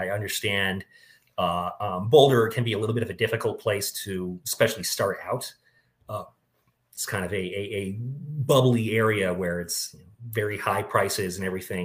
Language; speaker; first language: English; native; English